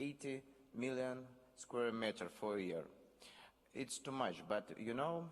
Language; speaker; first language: English; non-native, learner; Russian